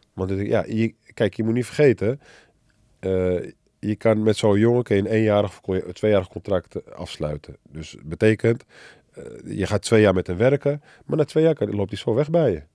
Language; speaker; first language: Dutch; early bilingual, other home language; Arabic